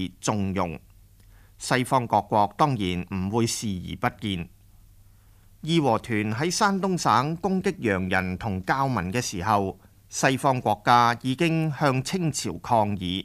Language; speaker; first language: Chinese; non-native, local second language; Cantonese